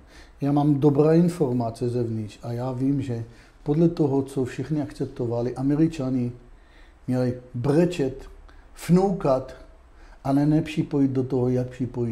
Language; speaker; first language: Czech; non-native, fluent; Hebrew